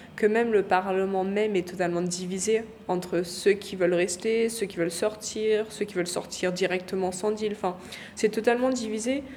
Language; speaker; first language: French; early bilingual, other home language; English